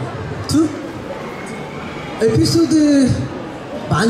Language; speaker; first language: Japanese; non-native, learner; Korean